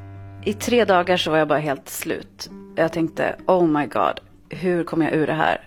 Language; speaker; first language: Swedish; early bilingual, other home language; Arabic